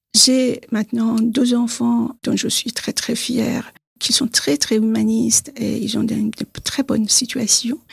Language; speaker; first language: French; non-native, fluent; Persian